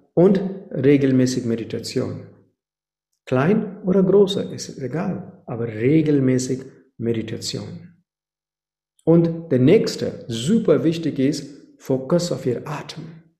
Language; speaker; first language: German; non-native, fluent; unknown